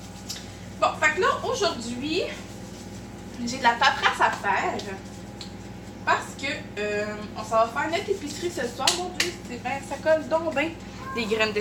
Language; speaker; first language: French; native; French